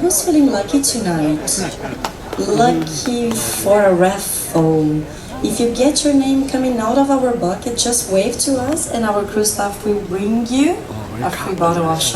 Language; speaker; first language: English; non-native, fluent; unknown